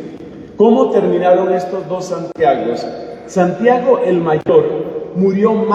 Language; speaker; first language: Spanish; native; Spanish